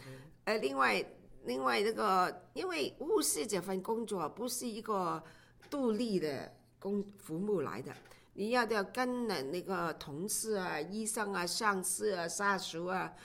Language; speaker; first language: Chinese; non-native, local second language; Cantonese